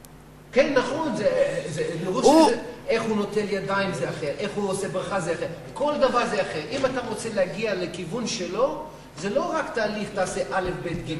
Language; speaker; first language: Hebrew; non-native, fluent; English